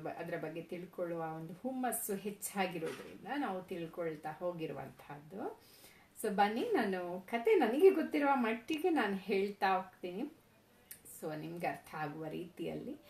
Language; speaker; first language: Kannada; non-native, local second language; Tulu